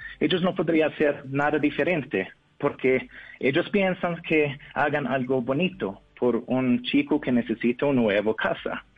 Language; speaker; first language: Spanish; non-native, learner; Norwegian